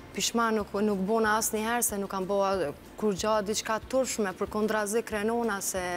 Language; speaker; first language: Albanian; native; Albanian